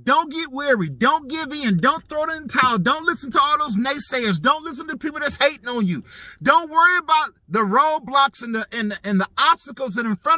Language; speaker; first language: English; native; English